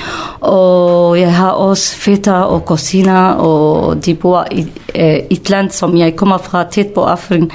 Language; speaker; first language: Danish; non-native, learner; Kurdish